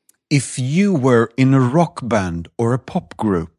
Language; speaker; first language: English; non-native, fluent; Swedish